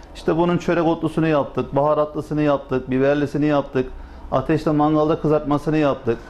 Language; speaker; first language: Turkish; native; Turkish